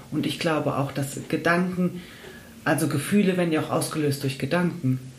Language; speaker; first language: German; native; German